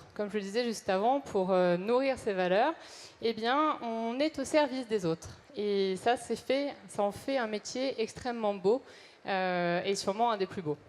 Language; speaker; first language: French; native; French